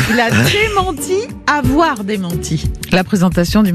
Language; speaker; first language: French; native; French